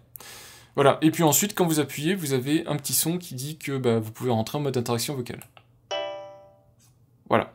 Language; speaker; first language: French; native; French